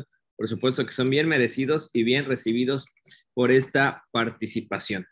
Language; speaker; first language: Spanish; native; Spanish